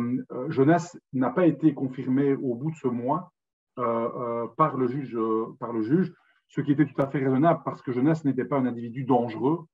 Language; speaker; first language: French; native; French